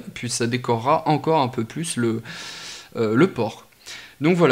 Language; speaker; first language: French; native; French